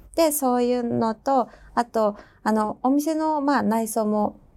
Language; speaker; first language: Japanese; non-native, fluent; Mongolian